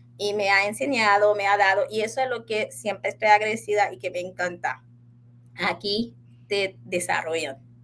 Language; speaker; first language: Spanish; non-native, fluent; Haitian Creole